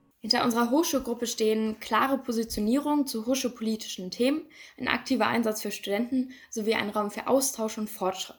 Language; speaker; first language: German; native; German